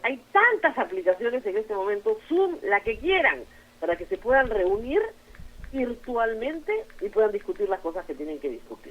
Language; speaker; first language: Spanish; native; Spanish